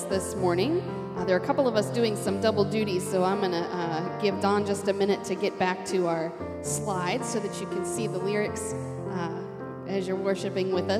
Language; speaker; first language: English; native; English